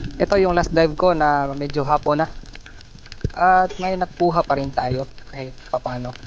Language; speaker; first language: Filipino; non-native, local second language; Cebuano